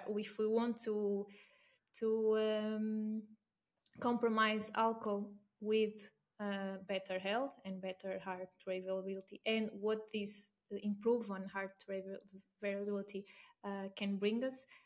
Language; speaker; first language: English; non-native, fluent; Portuguese